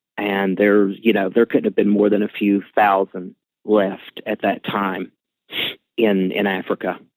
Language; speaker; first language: English; native; English